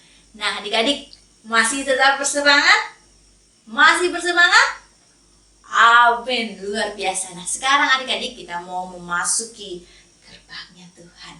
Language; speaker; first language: Indonesian; native; Indonesian